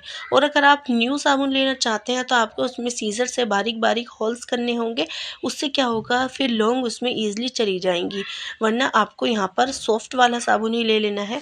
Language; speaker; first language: Hindi; native; Hindi